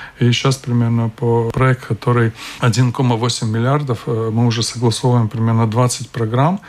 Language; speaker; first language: Russian; non-native, local second language; Latvian